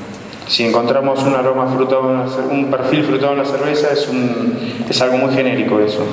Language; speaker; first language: Spanish; native; Spanish